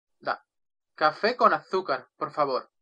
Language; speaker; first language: Spanish; non-native, learner; Russian